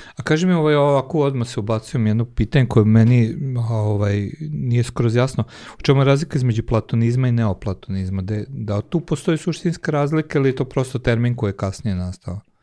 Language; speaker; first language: Serbian; non-native, local second language; Hungarian